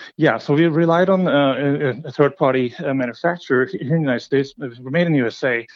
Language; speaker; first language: English; non-native, fluent; Norwegian